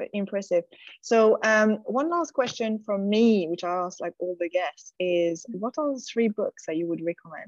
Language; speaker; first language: English; non-native, fluent; French